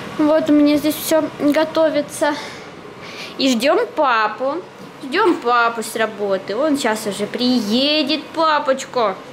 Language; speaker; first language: Russian; native; Russian